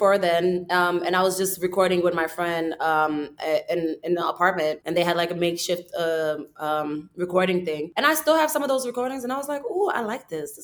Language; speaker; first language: English; early bilingual, other home language; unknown